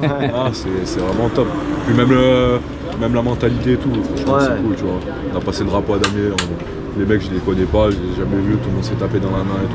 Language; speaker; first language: French; native; French